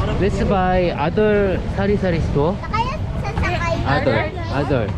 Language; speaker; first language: English; non-native, learner; Korean